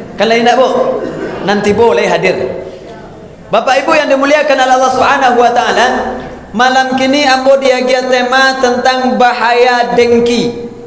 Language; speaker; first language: Malay; non-native, local second language; Minangkabau